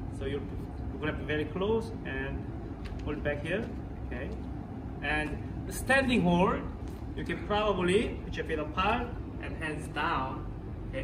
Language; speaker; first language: English; non-native, learner; Korean